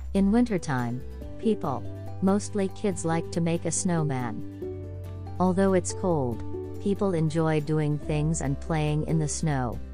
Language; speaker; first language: English; non-native, fluent; Thai